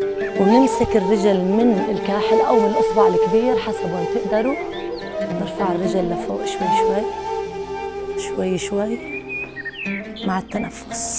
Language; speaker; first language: Arabic; native; Arabic